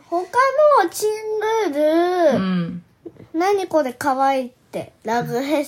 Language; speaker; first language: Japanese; early bilingual, other home language; Korean